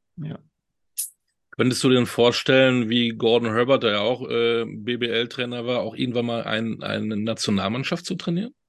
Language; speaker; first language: German; native; German